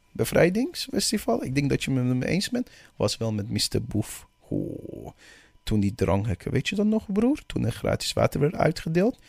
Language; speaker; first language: Dutch; early bilingual, other home language; Persian